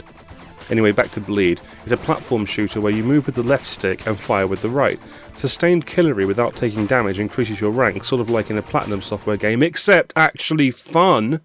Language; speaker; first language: English; native; English